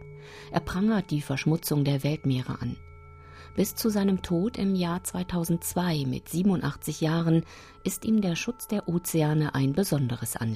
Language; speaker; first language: German; native; German